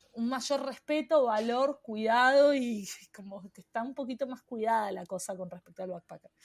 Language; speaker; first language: Spanish; native; Spanish